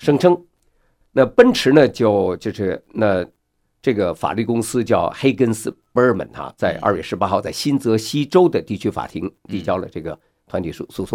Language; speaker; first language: Chinese; native; Chinese